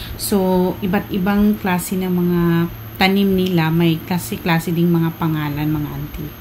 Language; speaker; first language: Filipino; non-native, local second language; Cebuano